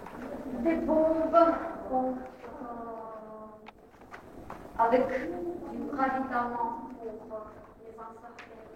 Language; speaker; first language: French; non-native, fluent; Russian